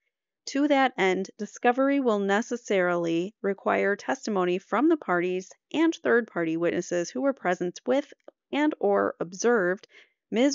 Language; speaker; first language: English; native; English